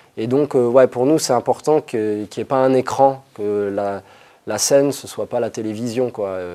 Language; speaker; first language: French; native; French